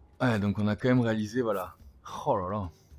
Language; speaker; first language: French; native; French